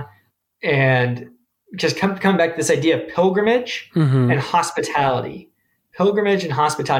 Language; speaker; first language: English; native; English